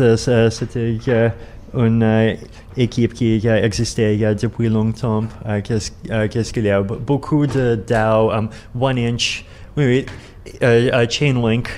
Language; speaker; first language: French; non-native, learner; Russian